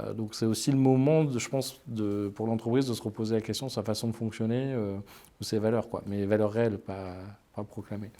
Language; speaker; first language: French; native; French